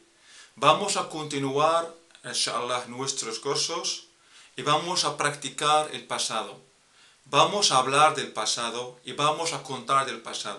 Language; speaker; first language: Spanish; non-native, fluent; Arabic